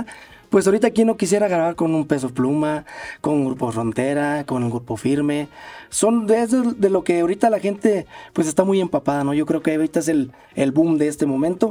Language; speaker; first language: Spanish; native; Spanish